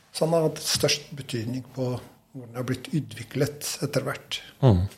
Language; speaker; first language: Norwegian; non-native, fluent; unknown